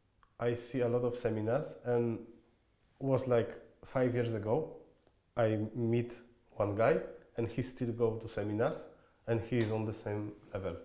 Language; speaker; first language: English; non-native, fluent; Polish